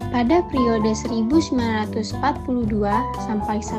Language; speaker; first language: Indonesian; native; Indonesian